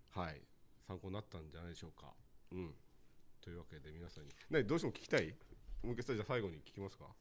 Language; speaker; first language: Japanese; native; Japanese